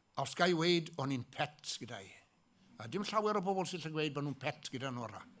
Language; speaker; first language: Welsh; native; Welsh